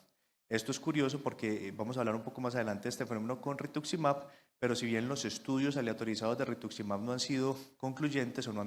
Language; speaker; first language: Spanish; native; Spanish